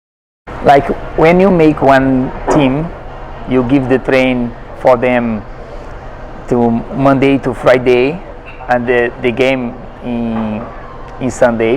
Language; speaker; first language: English; non-native, learner; Portuguese